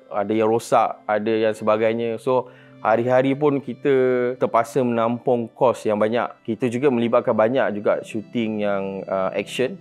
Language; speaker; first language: Malay; native; Malay